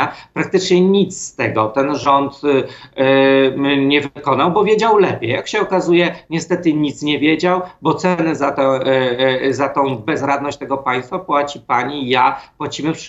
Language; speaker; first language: Polish; native; Polish